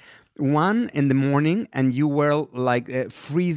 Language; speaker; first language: English; non-native, fluent; Spanish